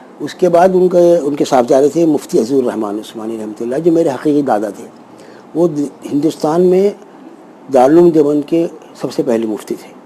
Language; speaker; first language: Urdu; native; Urdu